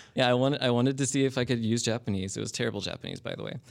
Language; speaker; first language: English; native; English